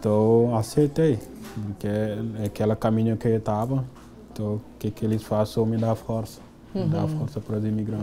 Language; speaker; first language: Portuguese; non-native, fluent; Wolof